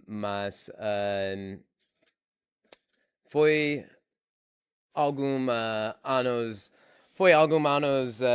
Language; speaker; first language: Portuguese; non-native, learner; English